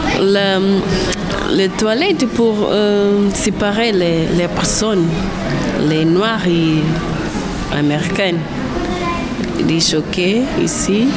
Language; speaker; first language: French; non-native, learner; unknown